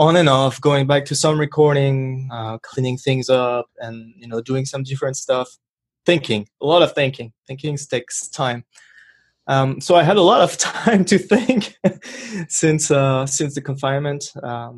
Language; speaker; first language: English; non-native, fluent; French